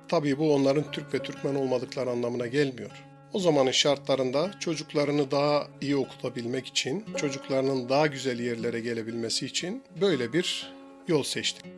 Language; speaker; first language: Turkish; native; Turkish